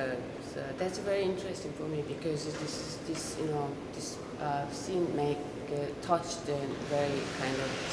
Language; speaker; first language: English; non-native, learner; Korean